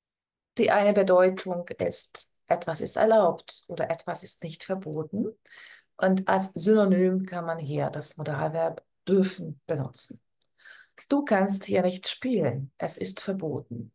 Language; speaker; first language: German; non-native, fluent; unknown